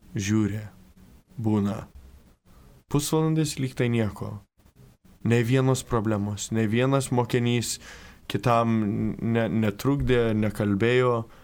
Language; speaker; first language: Lithuanian; early bilingual, heritage; Lithuanian